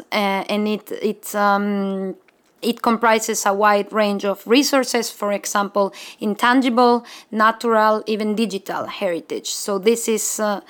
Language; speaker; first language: English; non-native, fluent; Spanish